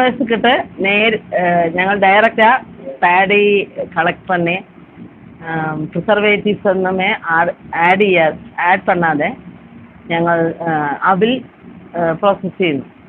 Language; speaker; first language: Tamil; non-native, learner; Malayalam